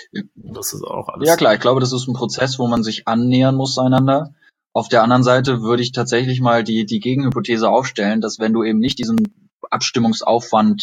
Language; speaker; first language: German; native; German